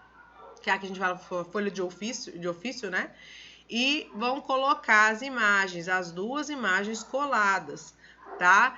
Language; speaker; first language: Portuguese; native; Portuguese